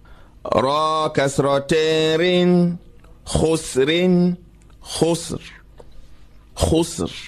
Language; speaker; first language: Arabic; non-native, fluent; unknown